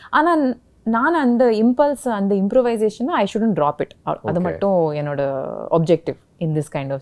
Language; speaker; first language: Tamil; non-native, local second language; Kannada